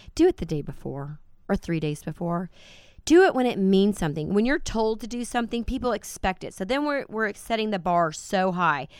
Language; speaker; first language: English; native; English